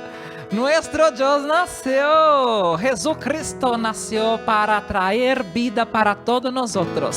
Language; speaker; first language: Spanish; non-native, learner; Portuguese